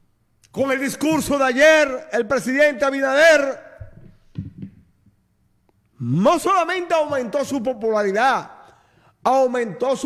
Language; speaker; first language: Spanish; native; Spanish